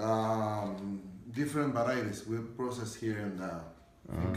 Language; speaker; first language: English; non-native, learner; Spanish